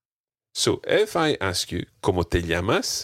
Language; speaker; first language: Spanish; non-native, fluent; English